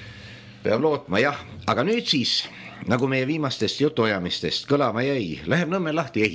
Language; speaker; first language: Estonian; native; Estonian